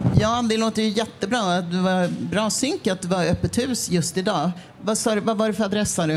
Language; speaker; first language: Swedish; native; Swedish